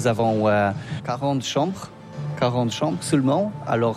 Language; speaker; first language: French; non-native, learner; Polish